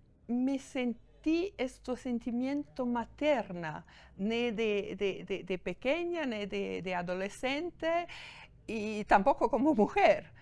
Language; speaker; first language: Spanish; non-native, fluent; German